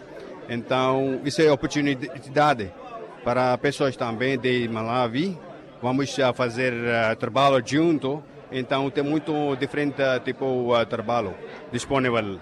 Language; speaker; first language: Portuguese; non-native, learner; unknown